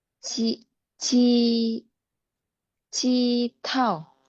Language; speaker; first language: Chinese; non-native, learner; Indonesian